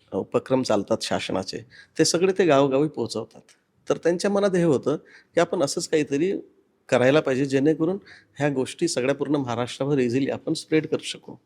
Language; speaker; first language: Marathi; native; Marathi